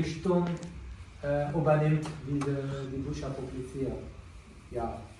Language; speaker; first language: German; non-native, learner; Kurdish